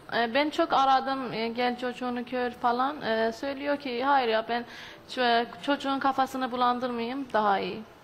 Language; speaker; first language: Turkish; non-native, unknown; Azerbaijani